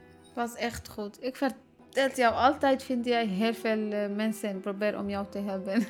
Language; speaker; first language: Dutch; non-native, learner; Arabic